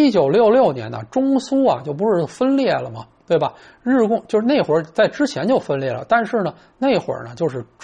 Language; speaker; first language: Chinese; native; Chinese